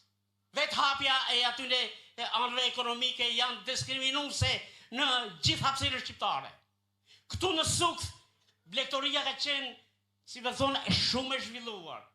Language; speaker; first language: Albanian; native; Albanian